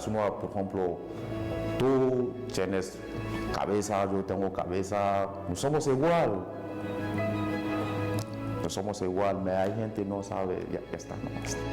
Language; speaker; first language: Spanish; non-native, learner; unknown